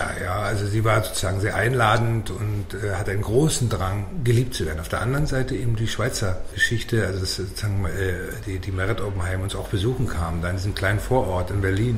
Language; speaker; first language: German; native; German